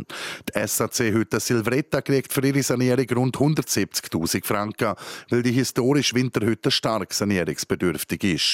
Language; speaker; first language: German; native; German